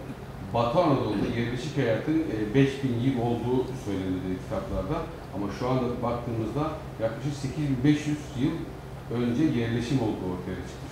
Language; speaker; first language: Turkish; native; Turkish